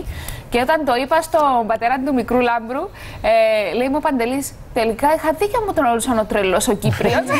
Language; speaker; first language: Greek; native; Greek